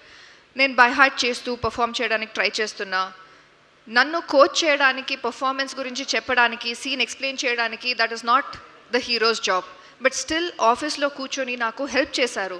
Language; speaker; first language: Telugu; non-native, local second language; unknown